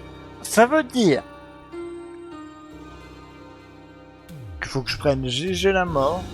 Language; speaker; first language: French; native; French